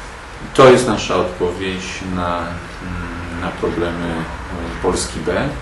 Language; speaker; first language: Polish; native; Polish